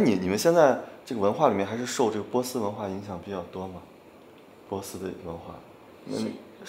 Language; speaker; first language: Chinese; native; Chinese